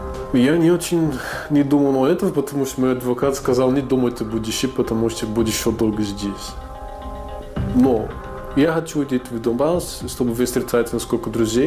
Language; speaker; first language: Russian; non-native, learner; Portuguese